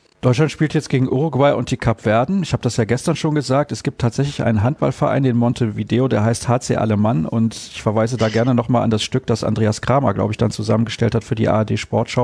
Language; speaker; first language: German; native; German